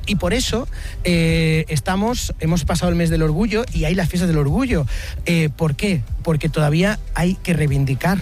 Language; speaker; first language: Spanish; native; Spanish